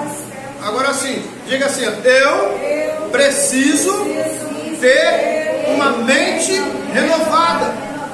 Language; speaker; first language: Portuguese; native; Portuguese